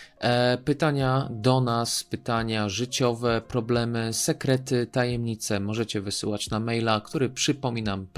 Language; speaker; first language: Polish; native; Polish